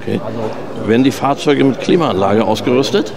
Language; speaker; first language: German; native; German